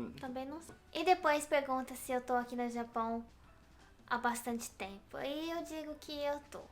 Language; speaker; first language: Portuguese; native; Portuguese